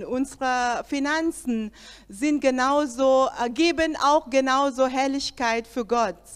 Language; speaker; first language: German; non-native, learner; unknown